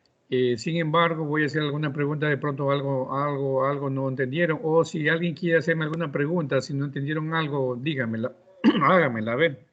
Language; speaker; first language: Spanish; native; Spanish